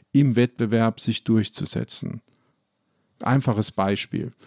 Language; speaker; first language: German; native; German